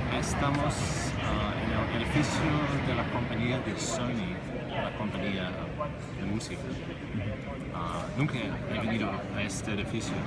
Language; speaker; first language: Spanish; non-native, fluent; English